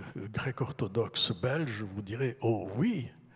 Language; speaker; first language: French; early bilingual, heritage; French